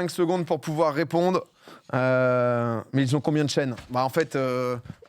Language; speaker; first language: French; native; French